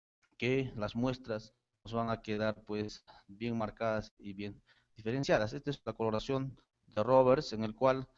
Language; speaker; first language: Spanish; native; Spanish